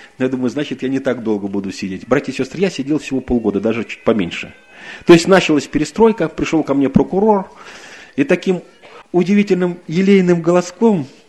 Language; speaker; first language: Russian; native; Russian